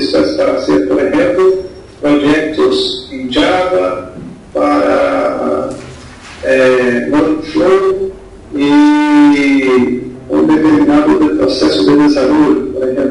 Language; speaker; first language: Spanish; non-native, fluent; Portuguese